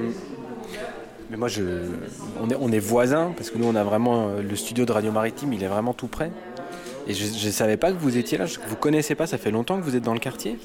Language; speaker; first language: French; native; French